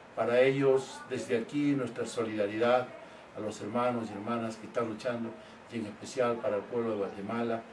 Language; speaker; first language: Spanish; native; Spanish